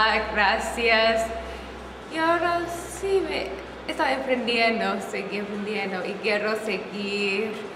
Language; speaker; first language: Spanish; non-native, learner; Thai